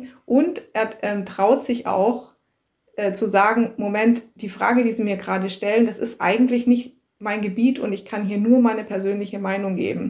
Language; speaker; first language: German; native; German